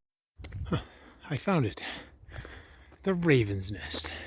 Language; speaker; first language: English; native; English